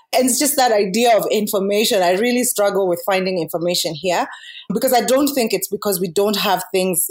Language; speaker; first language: English; non-native, local second language; Kikuyu